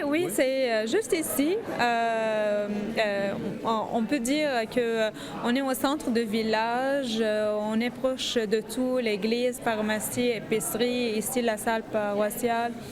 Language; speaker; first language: French; non-native, learner; Arabic